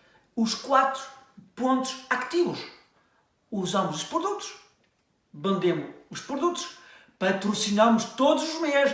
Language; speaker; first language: Portuguese; early bilingual, heritage; French